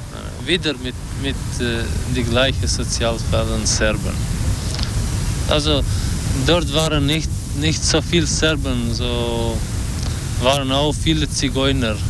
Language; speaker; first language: German; non-native, learner; Albanian